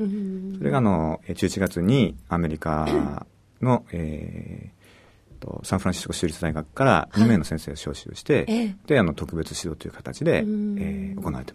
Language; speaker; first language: Japanese; native; Japanese